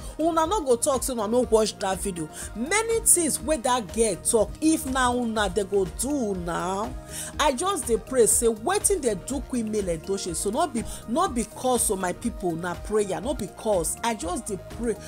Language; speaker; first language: Nigerian Pidgin; native; Nigerian Pidgin